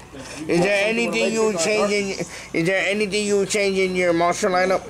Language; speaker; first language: English; native; English